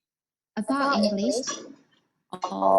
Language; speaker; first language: English; non-native, learner; Burmese